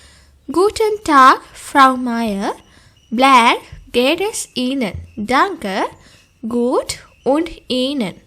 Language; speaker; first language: German; non-native, fluent; Sinhala